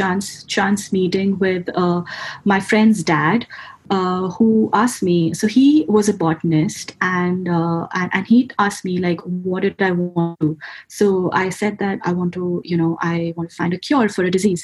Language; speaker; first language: English; non-native, local second language; Hindi